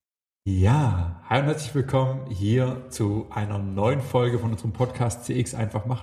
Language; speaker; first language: German; native; German